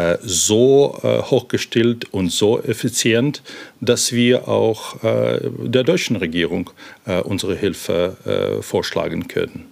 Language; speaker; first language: German; non-native, fluent; Ukrainian